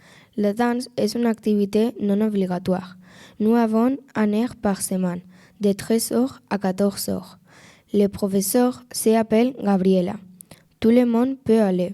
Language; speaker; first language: French; non-native, learner; Spanish